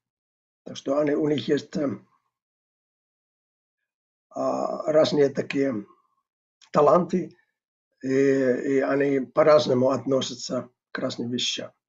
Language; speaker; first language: Russian; non-native, fluent; Finnish